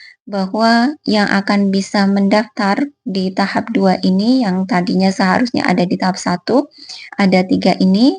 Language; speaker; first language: Indonesian; native; Indonesian